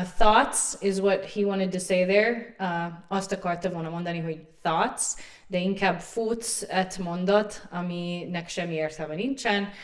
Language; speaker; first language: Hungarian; non-native, fluent; English